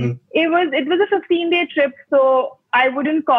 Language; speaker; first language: English; non-native, local second language; Hindi